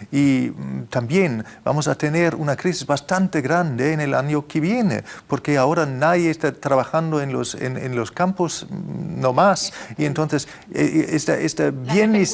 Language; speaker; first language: Spanish; non-native, fluent; German